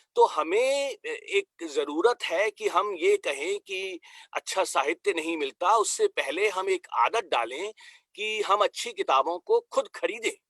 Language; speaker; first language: Hindi; native; Hindi